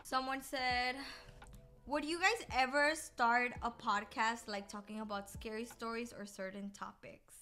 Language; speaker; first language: English; early bilingual, other home language; Spanish